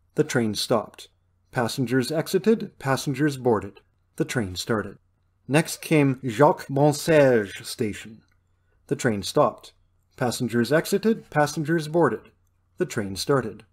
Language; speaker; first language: English; native; English